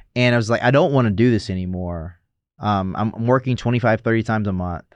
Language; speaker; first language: English; native; English